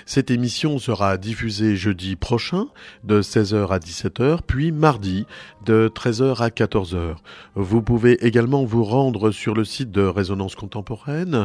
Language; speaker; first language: French; native; French